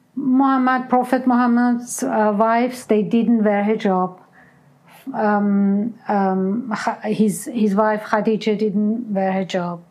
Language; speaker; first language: English; non-native, fluent; Persian